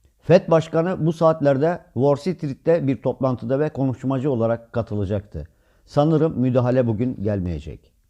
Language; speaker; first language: Turkish; native; Turkish